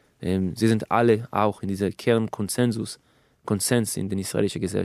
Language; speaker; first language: German; non-native, fluent; Hebrew